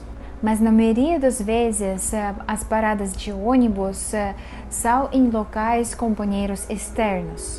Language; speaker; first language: Portuguese; non-native, fluent; Russian